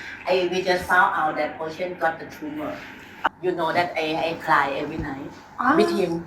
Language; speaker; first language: English; non-native, fluent; Thai